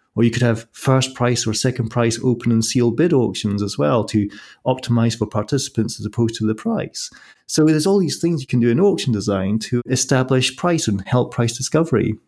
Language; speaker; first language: English; native; English